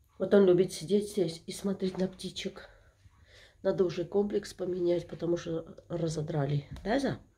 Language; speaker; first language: Russian; native; Russian